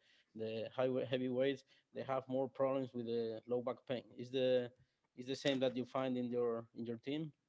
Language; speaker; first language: English; non-native, learner; Spanish